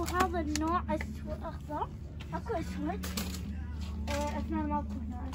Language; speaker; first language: Arabic; early bilingual, heritage; Arabic